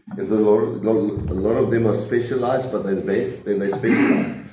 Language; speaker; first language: English; non-native, local second language; Afrikaans